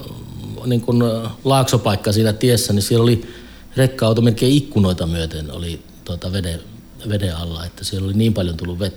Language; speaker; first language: Finnish; native; Finnish